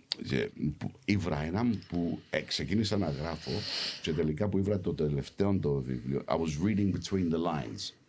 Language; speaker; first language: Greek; early bilingual, heritage; Greek